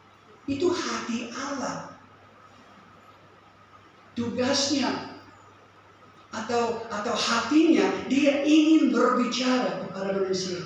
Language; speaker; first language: Indonesian; non-native, fluent; English